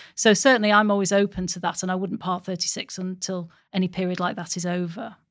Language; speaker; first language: English; native; English